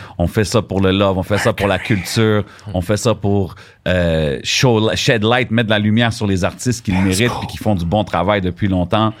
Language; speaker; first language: French; native; French